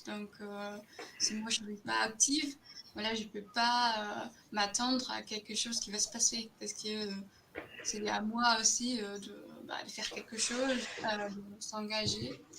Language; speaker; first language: French; non-native, fluent; German